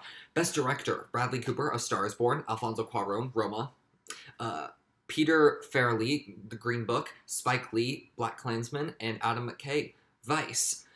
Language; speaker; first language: English; native; English